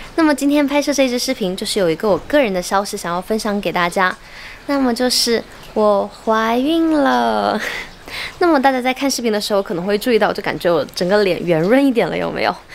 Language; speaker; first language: Chinese; native; Chinese